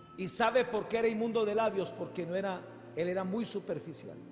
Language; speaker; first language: Spanish; native; Spanish